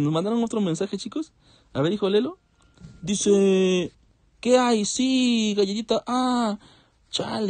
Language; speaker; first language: Spanish; native; Spanish